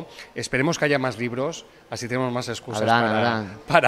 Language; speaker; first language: Spanish; non-native, local second language; Catalan